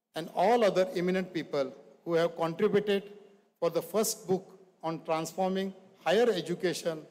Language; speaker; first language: English; non-native, local second language; Marathi